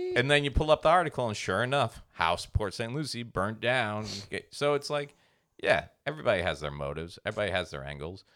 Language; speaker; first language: English; native; English